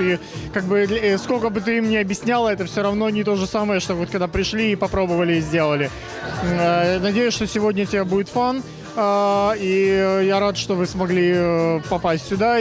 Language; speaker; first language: Russian; native; Russian